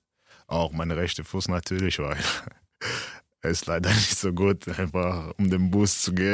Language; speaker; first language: German; early bilingual, other home language; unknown